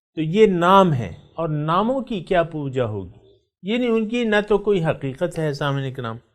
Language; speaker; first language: Urdu; non-native, local second language; Pashto